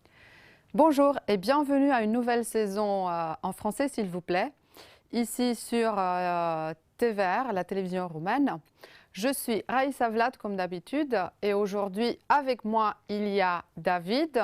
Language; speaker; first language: French; non-native, fluent; Romanian